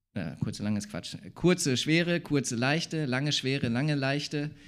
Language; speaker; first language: German; native; German